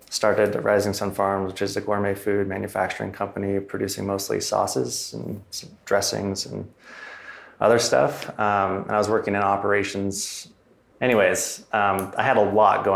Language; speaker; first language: English; native; English